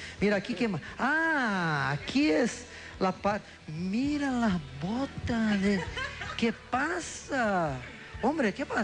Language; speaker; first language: Spanish; non-native, learner; Portuguese